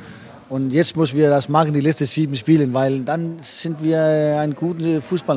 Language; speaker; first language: German; non-native, fluent; Danish